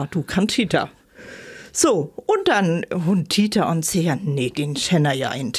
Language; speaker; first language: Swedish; non-native, learner; German